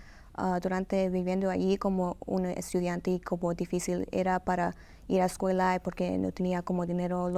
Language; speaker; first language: Spanish; early bilingual, heritage; Spanish